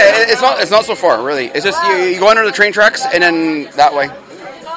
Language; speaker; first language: English; non-native, fluent; French